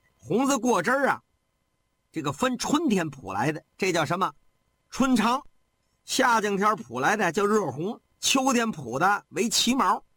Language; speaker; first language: Chinese; native; Chinese